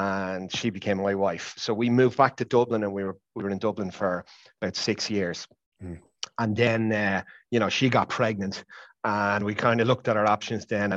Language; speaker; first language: English; native; English